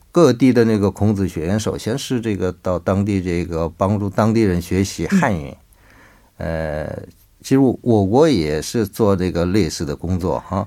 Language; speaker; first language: Chinese; non-native, fluent; Korean